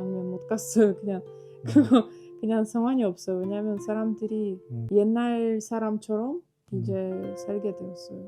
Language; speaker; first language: Korean; non-native, fluent; Ukrainian